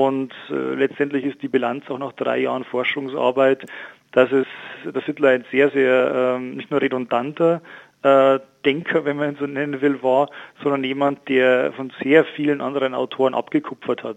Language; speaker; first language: German; native; German